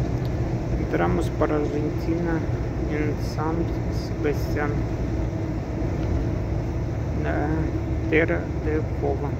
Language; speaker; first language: Spanish; non-native, learner; Russian